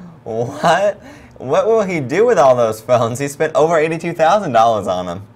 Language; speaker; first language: English; native; English